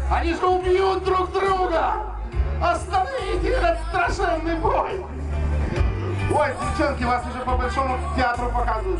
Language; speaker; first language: Russian; native; Russian